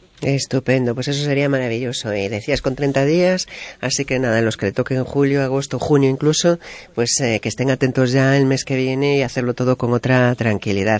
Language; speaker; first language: Spanish; native; Spanish